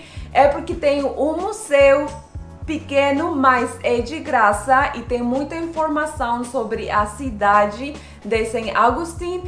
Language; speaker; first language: Portuguese; non-native, fluent; Spanish